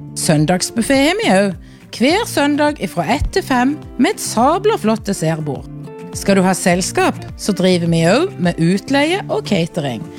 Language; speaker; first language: Norwegian; native; Norwegian